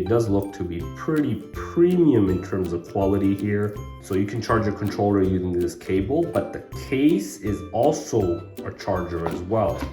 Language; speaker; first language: English; native; English